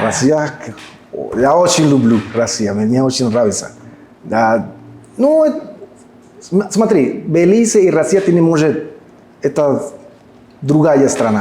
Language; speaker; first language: Russian; non-native, learner; Spanish